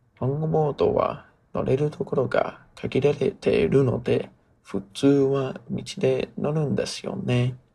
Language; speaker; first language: Japanese; non-native, learner; English